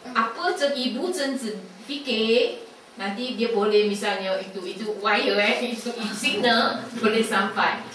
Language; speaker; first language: Malay; non-native, local second language; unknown